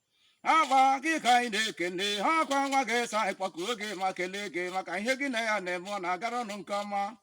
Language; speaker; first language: Igbo; native; Igbo